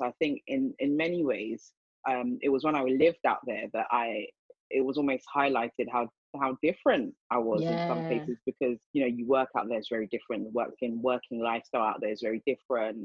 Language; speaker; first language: English; native; English